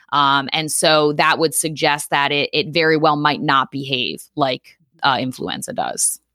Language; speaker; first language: English; native; English